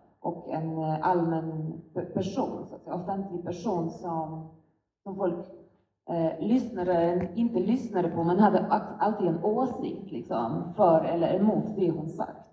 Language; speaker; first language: Swedish; non-native, fluent; Polish